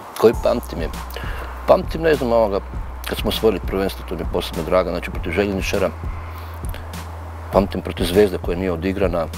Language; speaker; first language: Croatian; native; Croatian